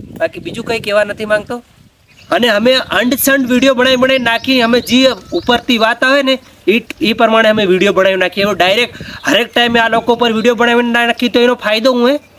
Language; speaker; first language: Gujarati; non-native, local second language; Bhili